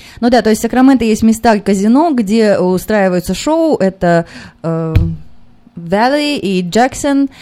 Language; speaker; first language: Russian; native; Russian